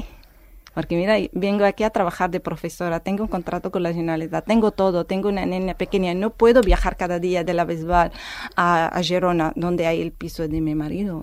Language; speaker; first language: Spanish; non-native, fluent; Arabic